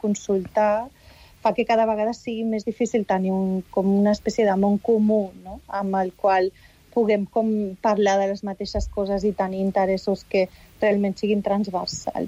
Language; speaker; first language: Catalan; native; Catalan